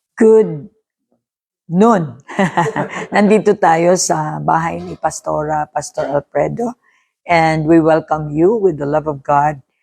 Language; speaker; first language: Filipino; non-native, local second language; Hiligaynon